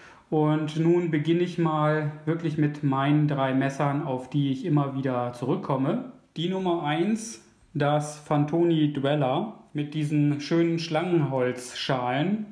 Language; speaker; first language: German; native; German